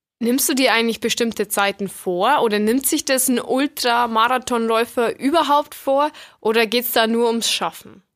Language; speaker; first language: German; native; German